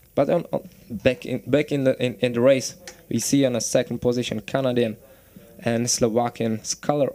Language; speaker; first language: English; non-native, fluent; Czech